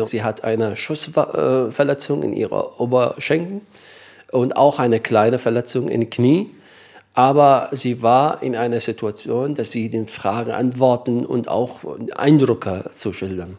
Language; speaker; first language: German; non-native, fluent; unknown